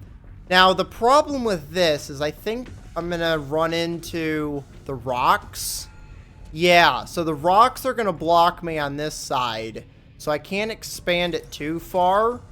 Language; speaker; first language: English; native; English